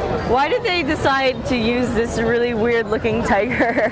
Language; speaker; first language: English; early bilingual, other home language; Chinese